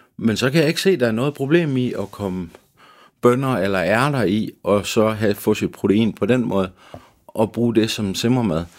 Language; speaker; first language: Danish; native; Danish